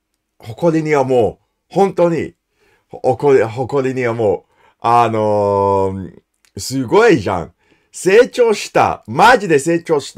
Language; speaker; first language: Japanese; non-native, learner; English